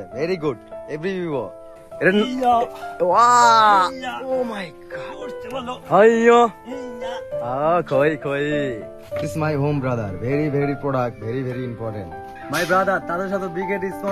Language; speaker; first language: English; non-native, learner; Bangla